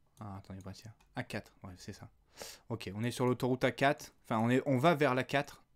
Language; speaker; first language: French; native; French